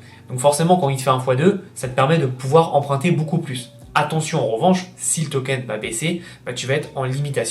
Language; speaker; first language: French; native; French